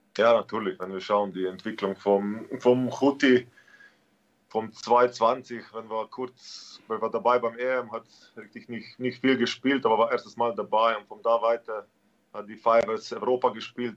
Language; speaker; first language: German; non-native, learner; Slovenian